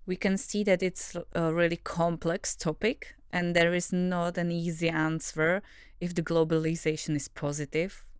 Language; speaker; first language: English; non-native, fluent; Czech